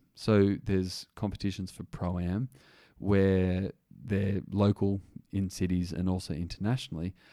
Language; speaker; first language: English; native; English